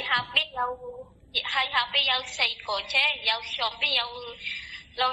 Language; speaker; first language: Cantonese; non-native, learner; Indonesian